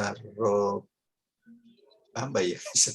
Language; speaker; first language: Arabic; non-native, learner; Indonesian